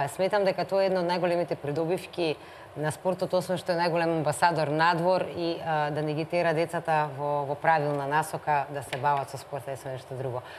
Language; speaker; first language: Macedonian; native; Macedonian